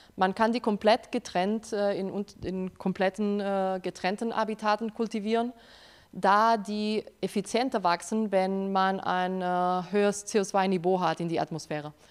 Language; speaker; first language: German; non-native, fluent; Spanish